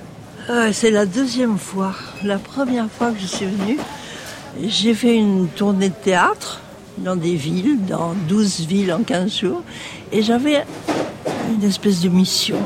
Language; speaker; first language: French; native; French